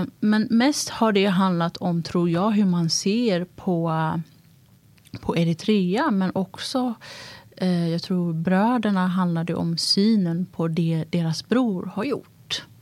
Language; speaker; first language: Swedish; early bilingual, other home language; Tigrinya